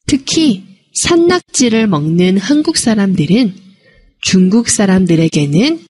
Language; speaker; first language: Korean; non-native, fluent; Chinese